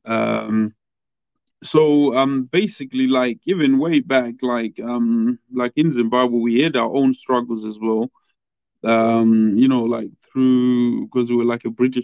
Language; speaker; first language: English; non-native, local second language; Shona